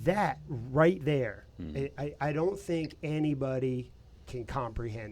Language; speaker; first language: English; native; English